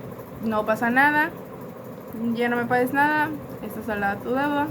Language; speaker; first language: Spanish; native; Spanish